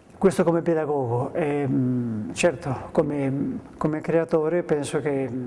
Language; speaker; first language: Italian; non-native, fluent; Spanish